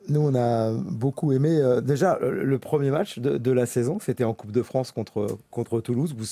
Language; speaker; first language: French; native; French